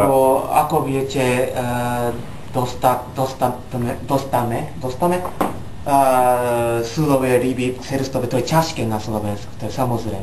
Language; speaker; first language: Slovak; non-native, learner; Japanese